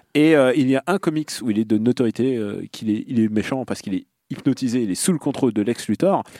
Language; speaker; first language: French; non-native, fluent; Russian